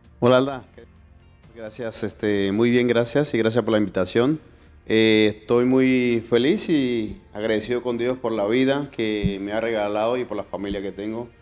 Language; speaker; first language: Spanish; native; Spanish